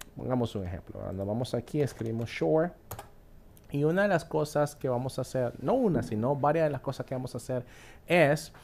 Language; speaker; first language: Spanish; native; Spanish